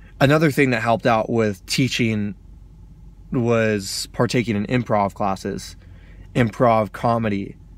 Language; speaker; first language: English; native; English